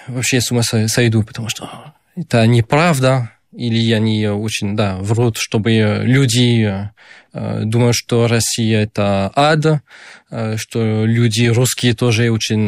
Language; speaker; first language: Russian; non-native, fluent; French